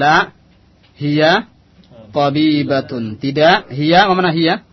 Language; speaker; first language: Arabic; non-native, fluent; Indonesian